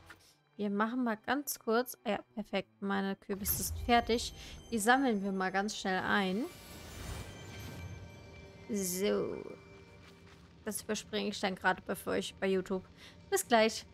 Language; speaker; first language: German; native; German